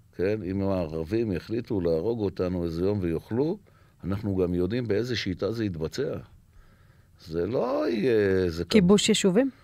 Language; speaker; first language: Hebrew; native; Hebrew